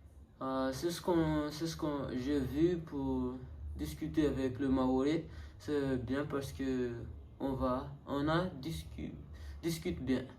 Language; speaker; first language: French; non-native, learner; Malagasy